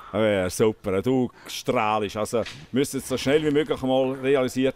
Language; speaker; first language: German; native; German